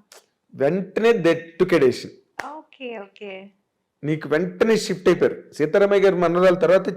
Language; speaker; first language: Telugu; native; Telugu